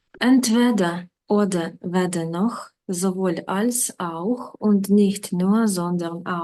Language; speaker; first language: German; non-native, fluent; Ukrainian